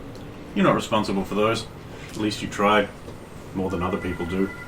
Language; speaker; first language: English; native; English